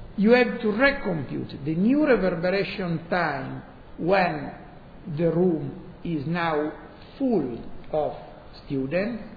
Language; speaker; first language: English; non-native, fluent; Italian